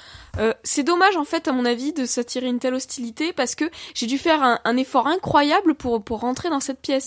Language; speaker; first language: French; native; French